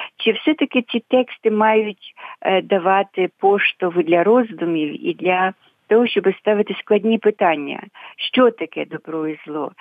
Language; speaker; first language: Ukrainian; native; Ukrainian